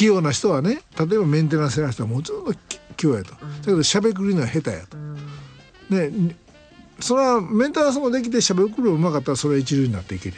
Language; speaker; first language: Japanese; native; Japanese